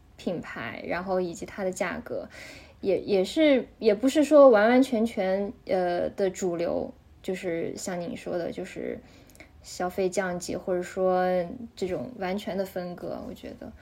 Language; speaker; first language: Chinese; native; Chinese